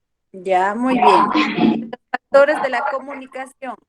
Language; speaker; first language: Spanish; native; Spanish